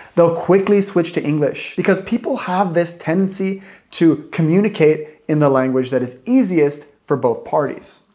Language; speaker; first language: English; native; English